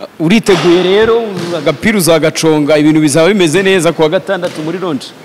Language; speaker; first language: Kinyarwanda; native; Kinyarwanda